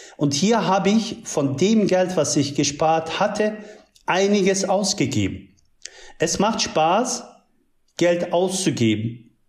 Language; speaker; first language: German; early bilingual, other home language; Turkish